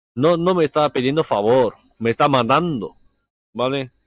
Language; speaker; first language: Spanish; non-native, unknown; Chinese